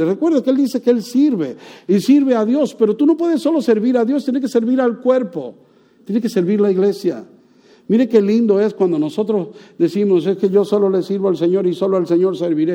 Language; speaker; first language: Spanish; native; Spanish